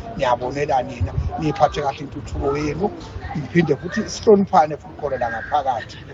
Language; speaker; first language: Zulu; native; Zulu